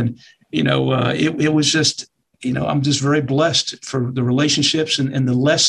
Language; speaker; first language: English; native; English